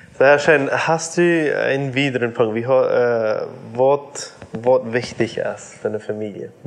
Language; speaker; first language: German; non-native, learner; Plautdietsch